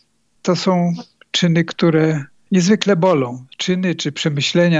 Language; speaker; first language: Polish; native; Polish